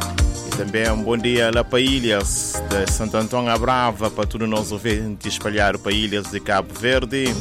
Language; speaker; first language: Portuguese; non-native, local second language; Kabuverdianu